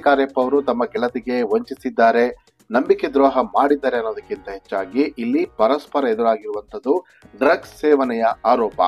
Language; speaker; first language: Kannada; native; Kannada